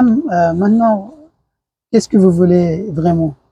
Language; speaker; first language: French; non-native, learner; Arabic